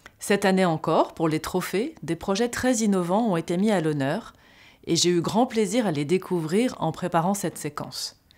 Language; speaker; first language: French; native; French